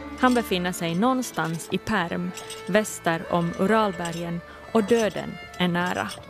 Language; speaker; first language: Swedish; native; Swedish